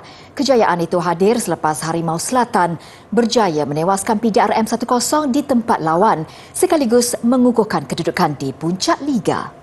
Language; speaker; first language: Malay; native; Malay